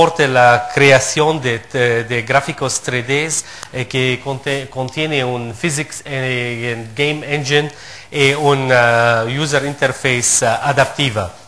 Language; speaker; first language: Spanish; non-native, fluent; Arabic